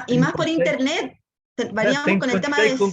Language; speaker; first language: Spanish; native; Spanish